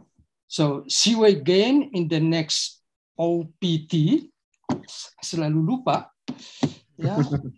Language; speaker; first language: English; non-native, fluent; Indonesian